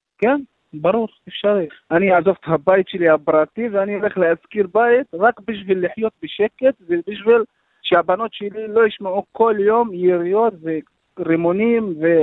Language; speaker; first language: Hebrew; non-native, local second language; Arabic